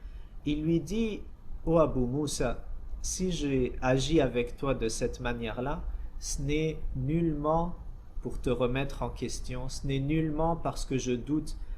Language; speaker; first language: French; native; French